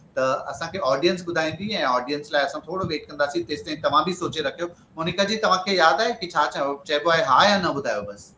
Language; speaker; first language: Sindhi; early bilingual, heritage; Sindhi